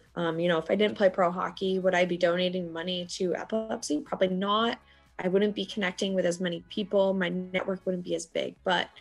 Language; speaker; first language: English; native; English